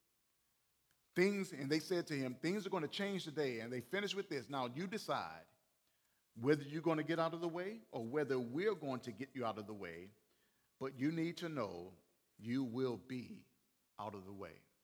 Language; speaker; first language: English; native; English